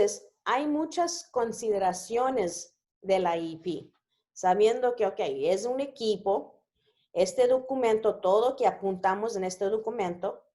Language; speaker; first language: Spanish; early bilingual, heritage; Spanish